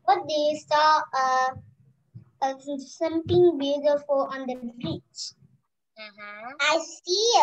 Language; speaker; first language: English; non-native, learner; Vietnamese